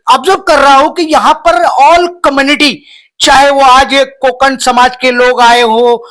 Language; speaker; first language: Hindi; non-native, local second language; Marathi